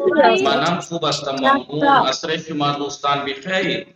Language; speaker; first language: Persian; non-native, fluent; Urdu